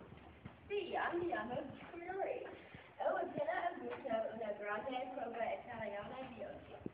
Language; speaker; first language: Italian; non-native, learner; English